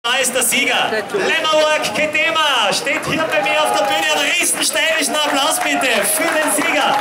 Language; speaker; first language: German; native; German